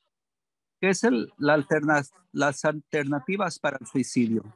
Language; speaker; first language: Spanish; early bilingual, heritage; English